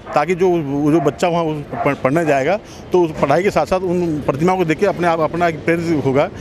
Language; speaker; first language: Hindi; native; Hindi